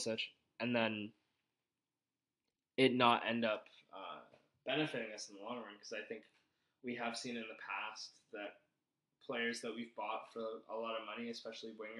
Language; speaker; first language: English; native; English